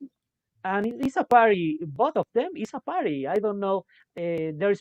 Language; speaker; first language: English; non-native, local second language; Spanish